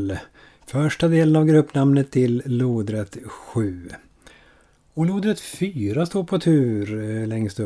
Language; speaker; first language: Swedish; native; Swedish